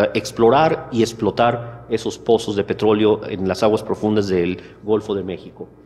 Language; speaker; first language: Spanish; native; Spanish